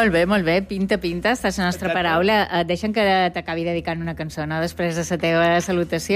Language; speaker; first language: Catalan; native; Catalan